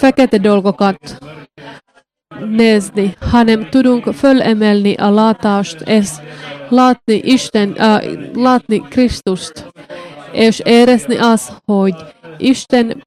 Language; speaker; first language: Hungarian; non-native, learner; Finnish